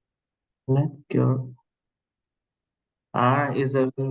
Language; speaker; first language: English; non-native, learner; Vietnamese